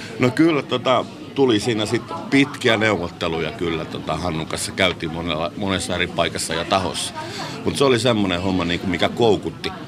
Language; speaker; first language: Finnish; native; Finnish